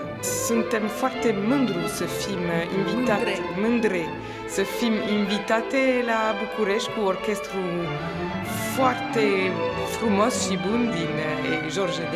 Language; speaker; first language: Romanian; early bilingual, heritage; Romanian